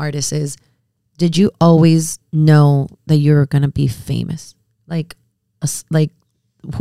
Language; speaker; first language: English; early bilingual, other home language; Spanish